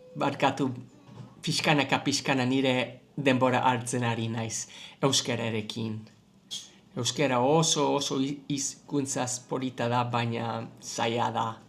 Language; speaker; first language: Basque; non-native, learner; English